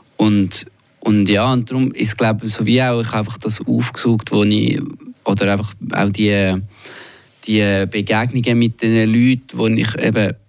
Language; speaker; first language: German; non-native, local second language; Italian